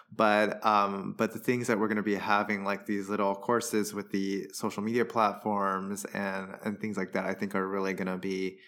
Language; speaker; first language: English; early bilingual, other home language; Chinese